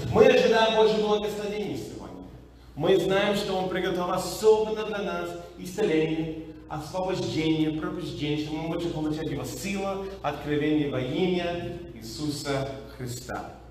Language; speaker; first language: Russian; non-native, learner; English